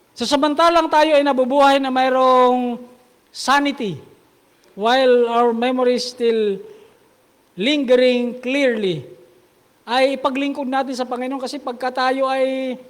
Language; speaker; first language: Filipino; native; Filipino